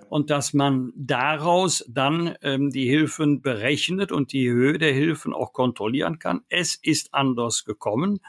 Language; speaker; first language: German; native; German